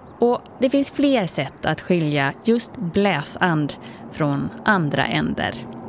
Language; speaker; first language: Swedish; native; Swedish